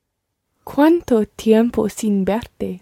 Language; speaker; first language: Spanish; non-native, learner; English